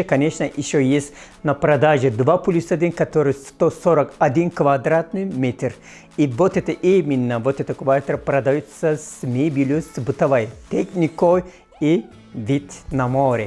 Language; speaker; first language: Russian; non-native, fluent; Turkish